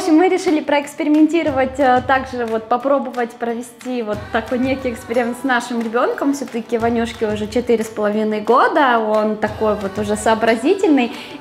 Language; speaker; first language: Russian; native; Russian